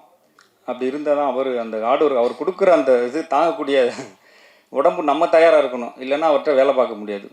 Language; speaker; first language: Tamil; native; Tamil